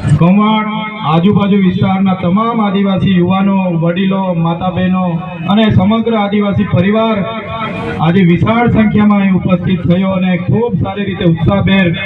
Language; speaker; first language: Gujarati; non-native, local second language; Vasavi